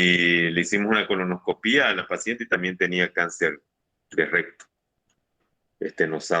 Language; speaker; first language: Spanish; native; Spanish